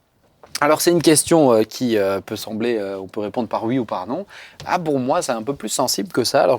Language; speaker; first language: French; native; French